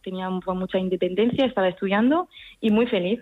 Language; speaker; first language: Spanish; early bilingual, heritage; Spanish